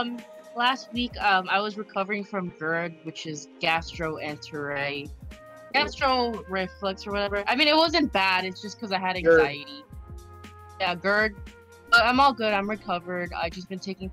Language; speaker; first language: English; non-native, local second language; Filipino